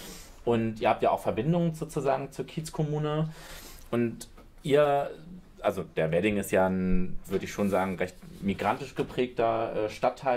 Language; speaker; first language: German; native; German